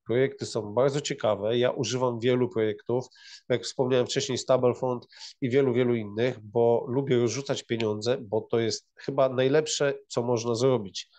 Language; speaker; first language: Polish; native; Polish